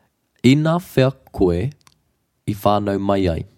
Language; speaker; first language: Māori; non-native, local second language; English